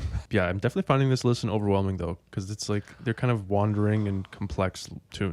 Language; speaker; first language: English; native; English